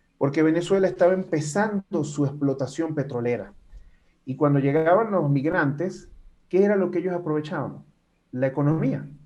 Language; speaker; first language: Spanish; native; Spanish